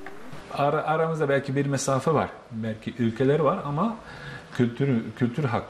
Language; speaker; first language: Turkish; non-native, fluent; Bosnian